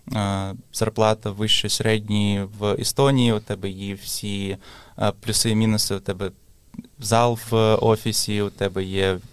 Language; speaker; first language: Ukrainian; non-native, local second language; Russian